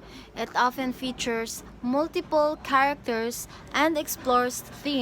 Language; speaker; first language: English; non-native, fluent; Filipino